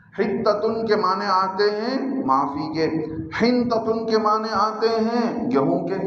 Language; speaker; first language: Urdu; native; Urdu